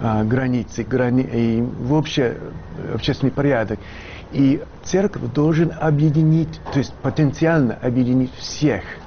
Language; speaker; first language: Russian; non-native, fluent; English